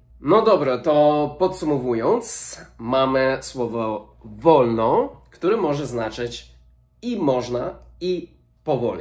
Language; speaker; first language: Polish; non-native, fluent; English